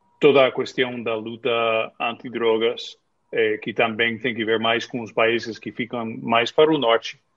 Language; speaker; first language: Portuguese; non-native, fluent; English